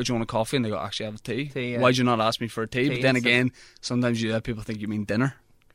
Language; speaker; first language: English; native; English